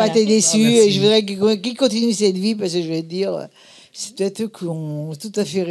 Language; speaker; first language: French; native; French